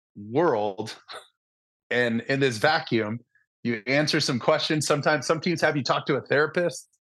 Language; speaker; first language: English; early bilingual, other home language; Spanish